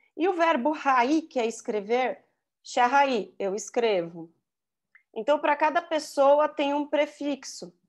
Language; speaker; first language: Portuguese; native; Portuguese